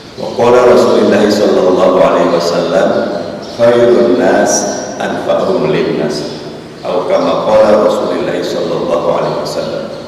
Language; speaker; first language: Indonesian; native; Indonesian